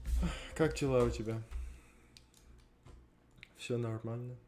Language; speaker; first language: Russian; non-native, learner; English